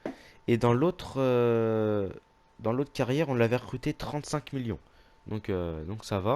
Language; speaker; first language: French; native; French